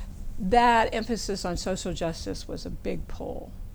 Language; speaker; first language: English; native; English